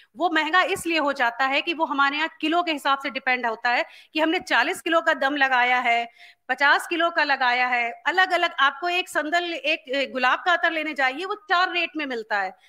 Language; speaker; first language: Hindi; native; Hindi